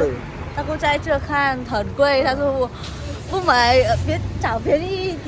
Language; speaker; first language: Chinese; non-native, learner; Vietnamese